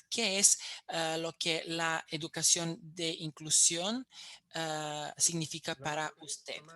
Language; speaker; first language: Spanish; non-native, fluent; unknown